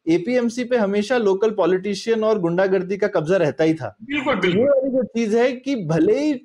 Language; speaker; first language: Hindi; native; Hindi